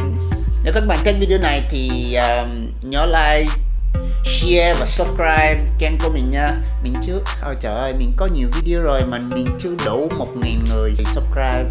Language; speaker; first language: Vietnamese; non-native, fluent; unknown